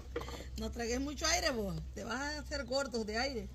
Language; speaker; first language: Spanish; native; Spanish